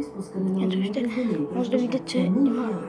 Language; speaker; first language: Bulgarian; early bilingual, heritage; Bulgarian